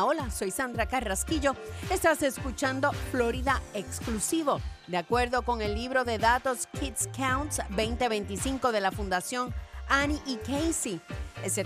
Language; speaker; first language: Spanish; native; Spanish